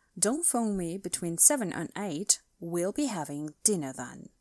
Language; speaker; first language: English; non-native, fluent; Russian